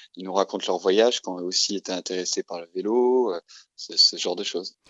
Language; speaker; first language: French; native; French